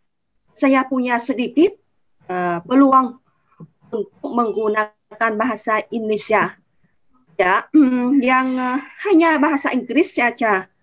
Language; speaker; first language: Indonesian; non-native, fluent; Vietnamese